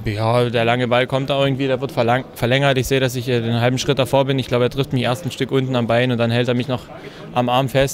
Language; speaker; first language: German; native; German